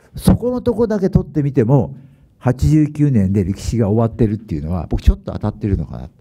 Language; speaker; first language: Japanese; native; Japanese